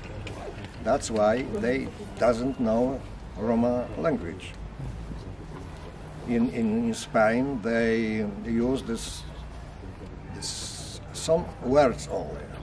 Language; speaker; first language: English; non-native, learner; Polish